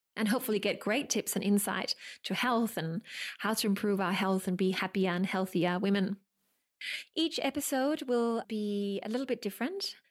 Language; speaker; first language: English; non-native, fluent; Danish